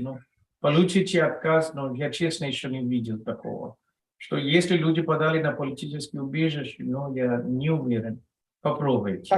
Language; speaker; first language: Russian; non-native, fluent; Telugu